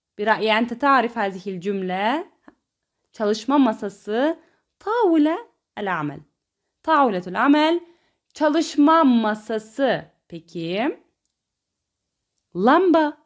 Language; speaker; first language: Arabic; non-native, fluent; Turkish